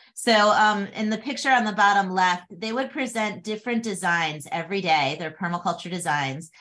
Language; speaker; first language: English; native; English